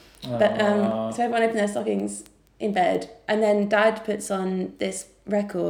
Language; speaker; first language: English; native; English